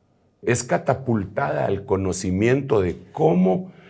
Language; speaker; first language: Spanish; native; Spanish